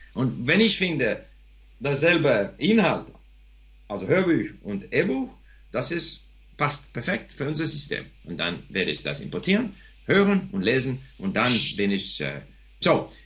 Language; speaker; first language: German; non-native, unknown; English